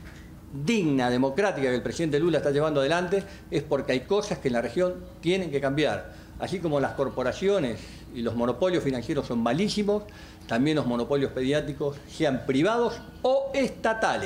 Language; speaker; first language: Spanish; native; Spanish